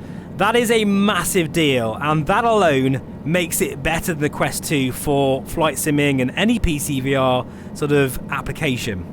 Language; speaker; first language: English; native; English